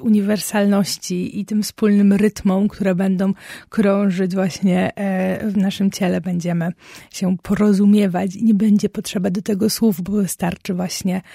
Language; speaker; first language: Polish; native; Polish